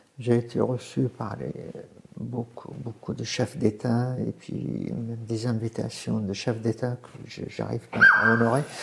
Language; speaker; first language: French; non-native, fluent; Arabic